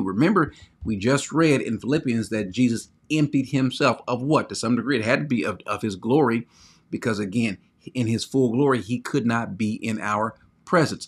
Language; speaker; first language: English; native; English